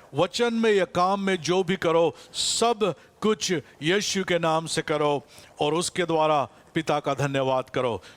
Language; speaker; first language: Hindi; non-native, fluent; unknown